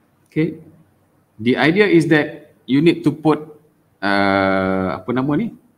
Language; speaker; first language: English; non-native, local second language; Malay